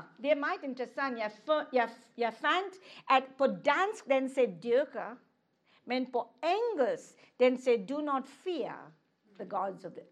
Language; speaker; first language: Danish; non-native, fluent; English